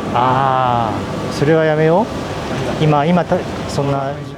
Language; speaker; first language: Japanese; native; Japanese